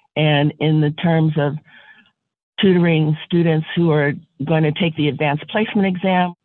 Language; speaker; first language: English; native; English